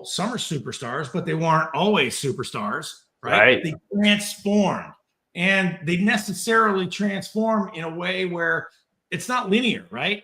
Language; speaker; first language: English; native; English